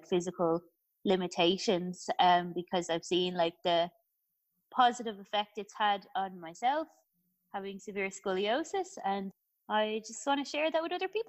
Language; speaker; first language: English; native; English